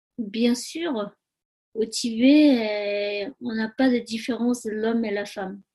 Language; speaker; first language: French; non-native, learner; Tibetan